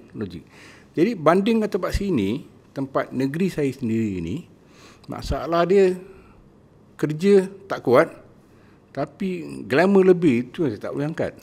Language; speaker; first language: Malay; native; Malay